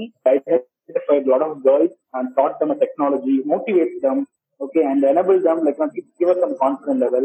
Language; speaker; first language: English; non-native, local second language; Tamil